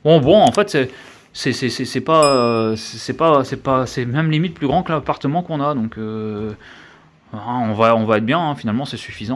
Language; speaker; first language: French; native; French